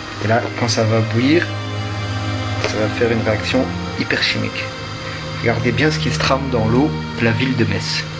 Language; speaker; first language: French; native; French